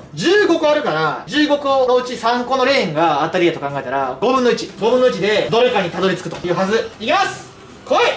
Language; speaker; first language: Japanese; native; Japanese